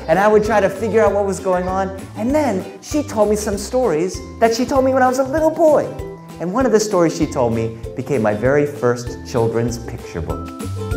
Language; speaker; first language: English; early bilingual, other home language; Spanish